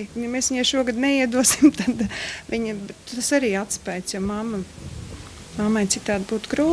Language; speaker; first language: Latvian; native; Latvian